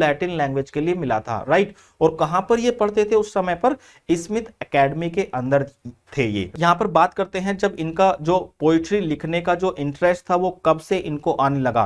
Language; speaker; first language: Hindi; native; Hindi